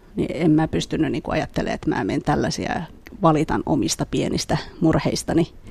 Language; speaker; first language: Finnish; early bilingual, other home language; Khmer